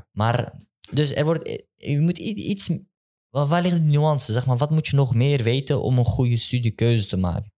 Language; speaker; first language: Dutch; early bilingual, other home language; Turkish